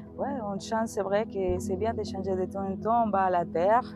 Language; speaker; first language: French; non-native, learner; Spanish